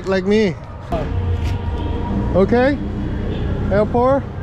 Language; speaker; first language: English; non-native, learner; Korean